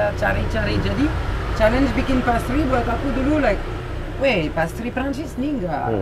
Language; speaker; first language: Indonesian; non-native, fluent; French